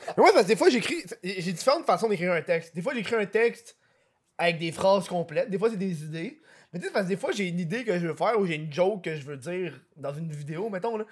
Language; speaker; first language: French; native; French